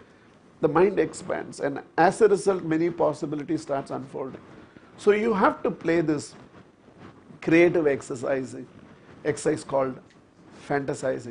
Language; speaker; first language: English; non-native, local second language; Tamil